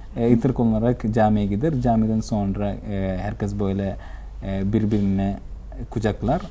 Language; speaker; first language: Turkish; non-native, fluent; Malayalam